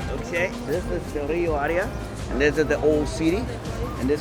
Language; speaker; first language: English; non-native, learner; Spanish